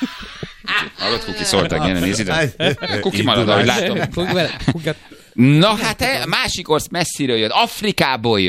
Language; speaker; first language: Hungarian; native; Hungarian